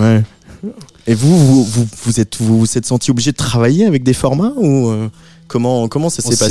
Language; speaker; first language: French; native; French